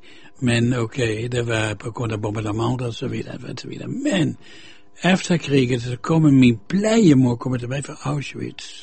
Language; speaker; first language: Danish; non-native, fluent; Dutch